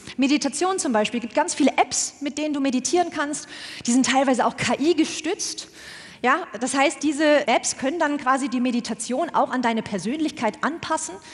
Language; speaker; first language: German; native; German